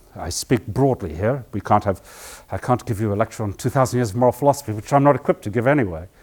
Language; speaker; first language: English; native; English